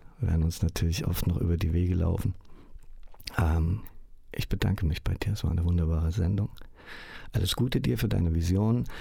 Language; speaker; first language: German; native; German